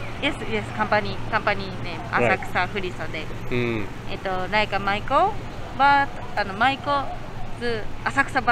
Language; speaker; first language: English; non-native, learner; Japanese